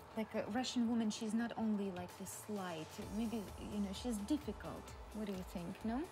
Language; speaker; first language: English; non-native, learner; Russian